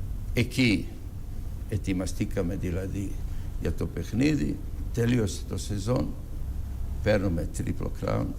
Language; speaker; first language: Greek; non-native, fluent; Serbian